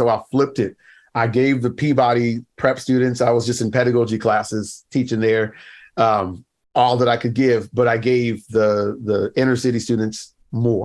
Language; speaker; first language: English; native; English